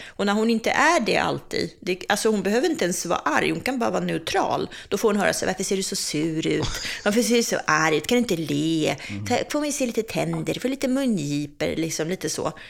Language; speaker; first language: Swedish; early bilingual, other home language; Czech